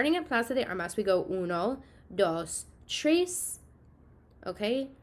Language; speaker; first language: Spanish; non-native, fluent; English